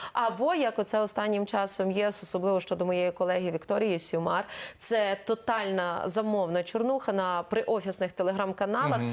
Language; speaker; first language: Ukrainian; native; Ukrainian